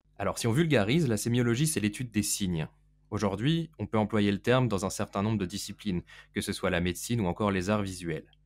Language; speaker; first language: French; native; French